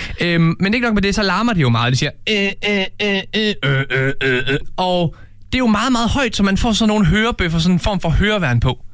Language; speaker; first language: Danish; native; Danish